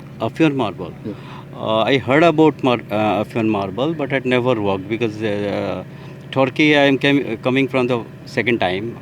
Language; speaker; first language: English; non-native, fluent; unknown